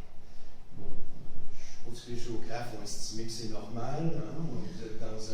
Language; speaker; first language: French; native; French